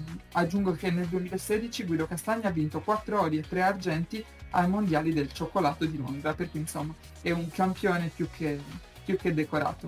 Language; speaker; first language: Italian; native; Italian